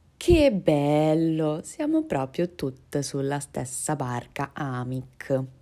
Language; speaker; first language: Italian; early bilingual, other home language; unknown